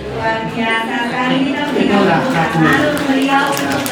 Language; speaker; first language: Indonesian; native; Indonesian